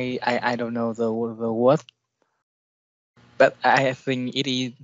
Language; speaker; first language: English; non-native, learner; Vietnamese